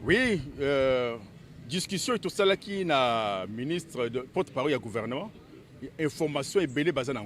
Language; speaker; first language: French; non-native, local second language; Lingala